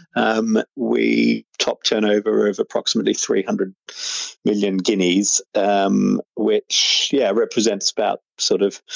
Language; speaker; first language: English; native; English